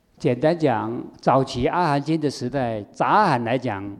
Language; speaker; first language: Chinese; native; Chinese